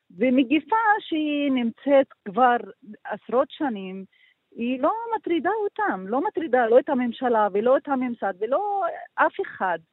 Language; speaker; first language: Hebrew; non-native, local second language; Arabic